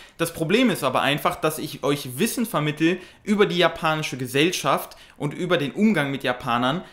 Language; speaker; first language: German; native; German